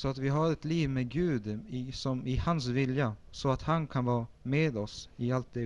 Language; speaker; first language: Swedish; early bilingual, other home language; Spanish